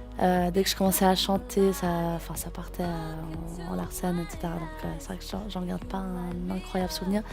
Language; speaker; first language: French; native; French